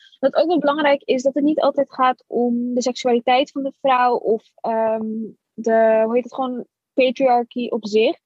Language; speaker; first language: Dutch; early bilingual, other home language; Arabic